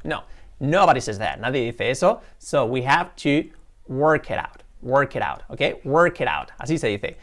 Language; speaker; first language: English; non-native, fluent; Spanish